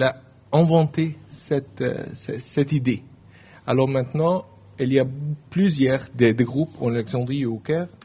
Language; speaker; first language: French; non-native, learner; Arabic